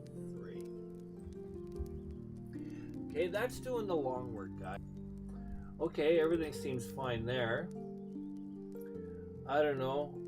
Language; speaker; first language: English; native; English